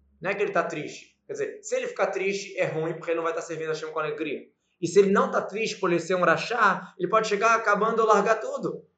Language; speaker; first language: Portuguese; native; Portuguese